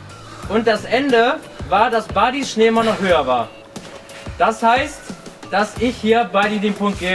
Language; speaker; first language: German; native; German